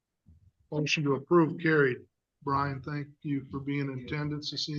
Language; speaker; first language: English; native; English